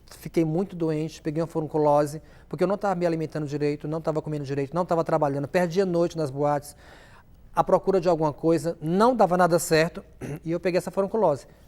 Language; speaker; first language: Portuguese; native; Portuguese